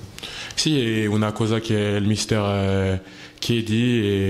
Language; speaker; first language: Italian; non-native, learner; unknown